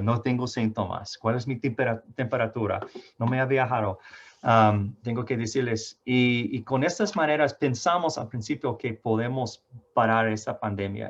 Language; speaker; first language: Spanish; non-native, fluent; English